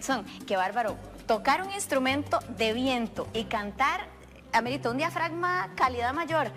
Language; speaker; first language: Spanish; native; Spanish